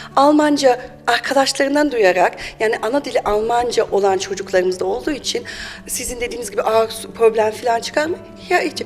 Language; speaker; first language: Turkish; early bilingual, heritage; German